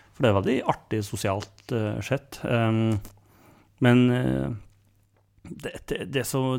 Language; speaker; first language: Norwegian; native; Norwegian